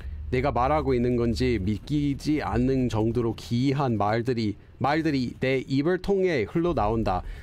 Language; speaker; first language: Korean; non-native, fluent; English